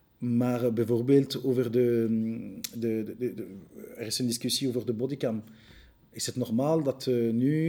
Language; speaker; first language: Dutch; non-native, local second language; French